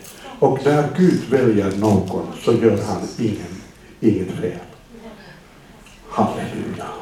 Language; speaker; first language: Swedish; non-native, fluent; Finnish